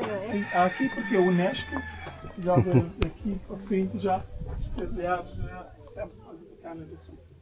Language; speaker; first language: Portuguese; non-native, local second language; Kabuverdianu